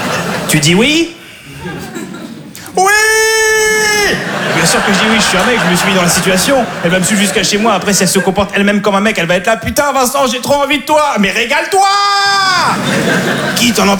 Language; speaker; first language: French; native; French